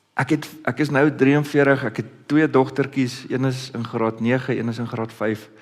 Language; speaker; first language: Afrikaans; early bilingual, other home language; Dutch